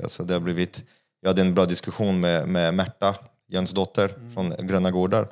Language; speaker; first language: Swedish; non-native, fluent; French